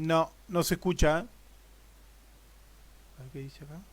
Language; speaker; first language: Spanish; native; Spanish